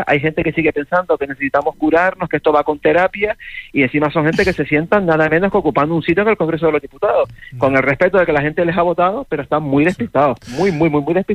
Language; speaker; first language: Spanish; native; Spanish